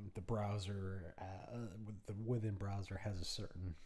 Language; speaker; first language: English; native; English